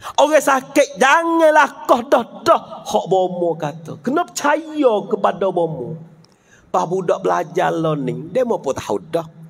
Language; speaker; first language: Malay; native; Malay